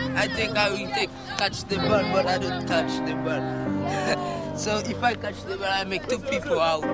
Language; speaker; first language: English; non-native, learner; Haitian Creole